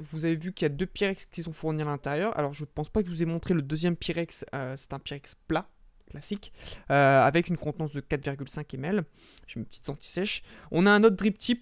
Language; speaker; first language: French; native; French